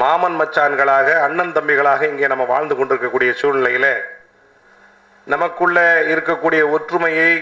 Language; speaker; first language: Tamil; native; Tamil